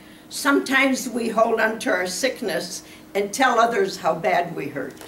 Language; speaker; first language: English; early bilingual, other home language; Ukrainian